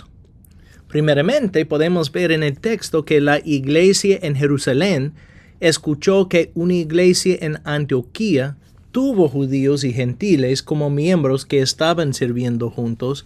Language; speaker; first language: Spanish; non-native, fluent; English